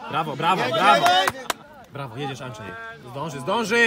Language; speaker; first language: Polish; native; Polish